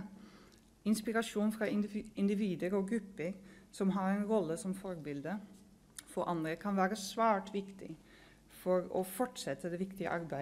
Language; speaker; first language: Norwegian; non-native, fluent; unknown